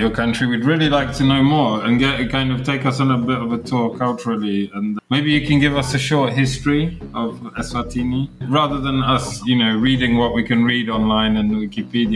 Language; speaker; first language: English; native; English